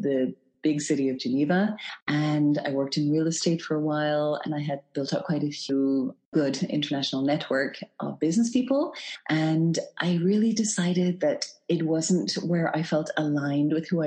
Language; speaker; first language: English; native; English